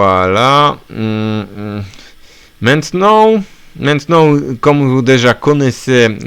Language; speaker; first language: French; non-native, learner; Polish